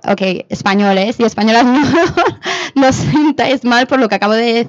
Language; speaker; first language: English; non-native, fluent; Spanish